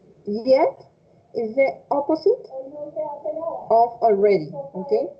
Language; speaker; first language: English; non-native, fluent; Spanish